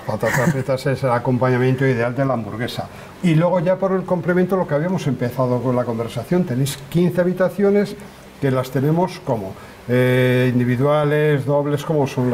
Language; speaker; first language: Spanish; native; Spanish